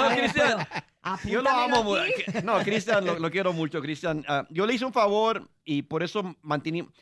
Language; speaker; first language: Spanish; early bilingual, heritage; Spanish